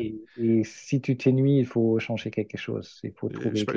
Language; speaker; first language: French; non-native, fluent; German